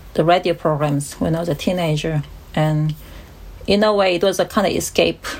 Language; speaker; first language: English; non-native, fluent; Korean